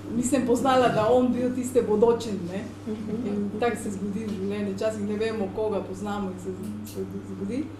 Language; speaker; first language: Slovenian; non-native, learner; Spanish